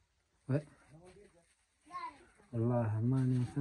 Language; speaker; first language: French; non-native, learner; Arabic